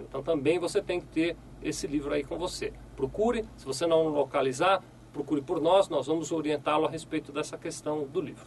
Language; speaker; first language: Portuguese; native; Portuguese